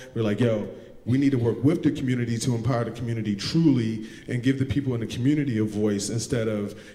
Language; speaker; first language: English; native; English